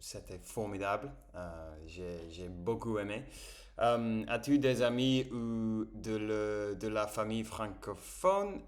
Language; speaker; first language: French; non-native, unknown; English